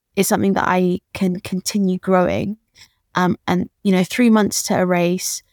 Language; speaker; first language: English; native; English